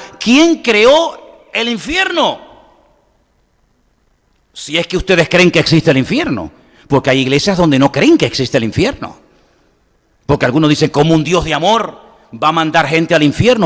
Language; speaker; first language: Spanish; native; Spanish